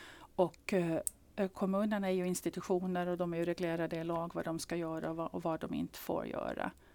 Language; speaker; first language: Swedish; native; Swedish